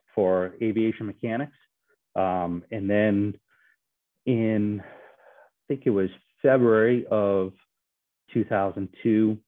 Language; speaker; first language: English; native; English